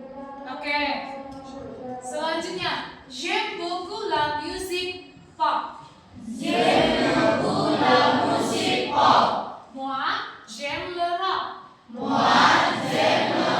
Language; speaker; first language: French; non-native, learner; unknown